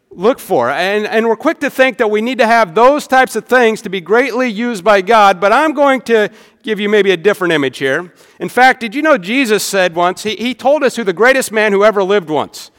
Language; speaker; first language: English; native; English